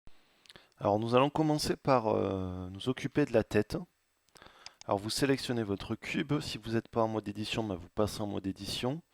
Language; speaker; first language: French; native; French